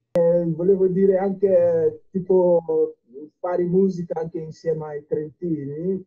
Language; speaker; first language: Italian; non-native, fluent; Akan